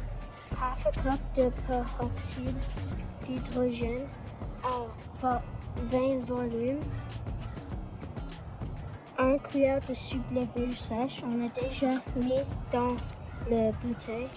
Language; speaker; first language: French; non-native, learner; English